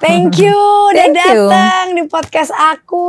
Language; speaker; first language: Indonesian; native; Indonesian